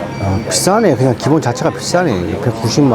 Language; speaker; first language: Korean; native; Korean